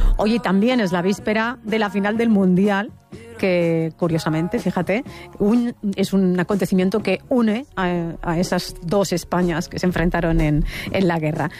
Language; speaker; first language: Spanish; native; Spanish